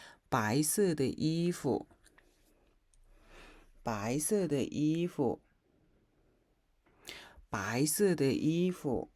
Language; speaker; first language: Chinese; non-native, fluent; Mongolian